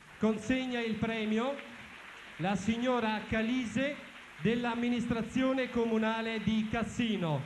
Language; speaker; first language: Italian; native; Italian